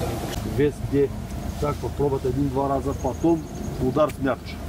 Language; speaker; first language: Russian; non-native, learner; Bulgarian